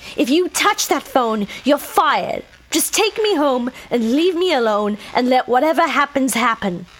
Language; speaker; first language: English; native; English